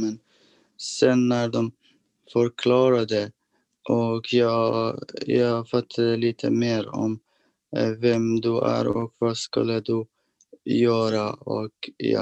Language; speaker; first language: Swedish; non-native, fluent; Persian